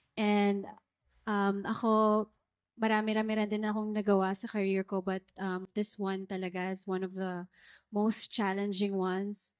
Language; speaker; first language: Filipino; non-native, local second language; Cebuano